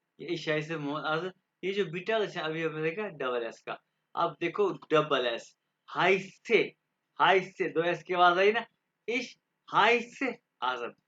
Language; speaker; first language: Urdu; native; Urdu